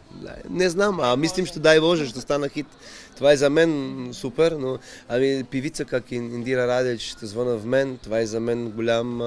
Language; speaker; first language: Bulgarian; non-native, learner; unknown